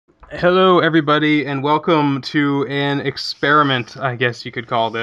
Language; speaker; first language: English; native; English